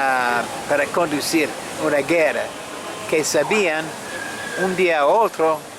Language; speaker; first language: Spanish; non-native, fluent; French